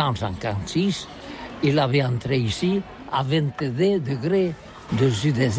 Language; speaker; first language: French; non-native, learner; Catalan